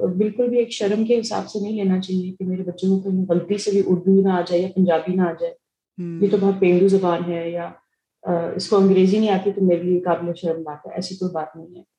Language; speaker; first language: Urdu; native; Urdu